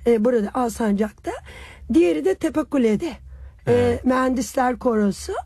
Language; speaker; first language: Turkish; native; Turkish